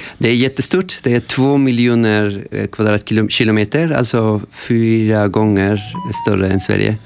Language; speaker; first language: Swedish; non-native, fluent; Spanish